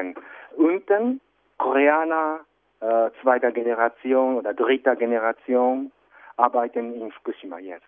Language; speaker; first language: German; non-native, fluent; Japanese